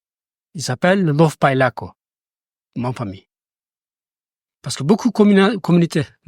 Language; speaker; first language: French; non-native, learner; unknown